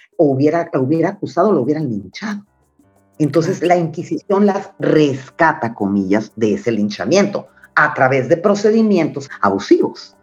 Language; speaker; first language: Spanish; native; Spanish